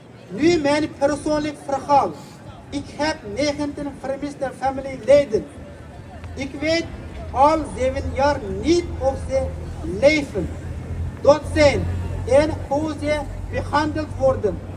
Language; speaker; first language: Dutch; non-native, learner; Uyghur